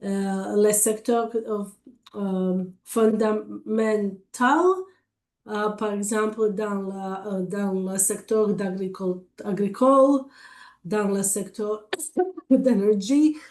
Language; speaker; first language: French; non-native, learner; English